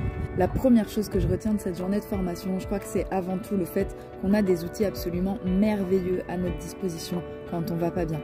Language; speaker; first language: French; native; French